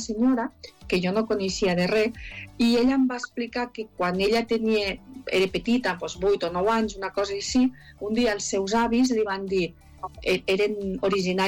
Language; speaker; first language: Catalan; native; Catalan